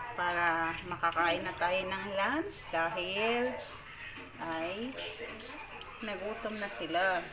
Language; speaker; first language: Filipino; non-native, local second language; Cebuano